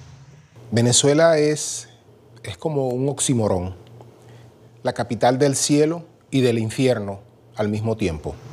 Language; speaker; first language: Spanish; native; Spanish